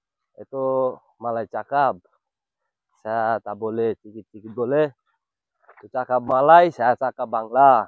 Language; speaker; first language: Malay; non-native, learner; Bangla